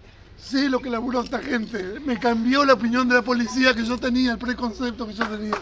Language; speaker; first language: Spanish; native; Spanish